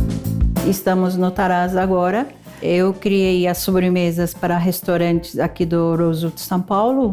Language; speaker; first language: Portuguese; non-native, fluent; Japanese